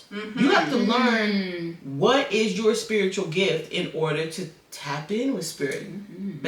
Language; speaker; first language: English; native; English